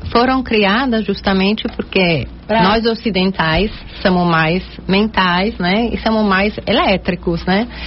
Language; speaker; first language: Portuguese; non-native, fluent; Italian